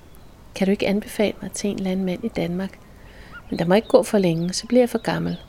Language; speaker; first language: Danish; native; Danish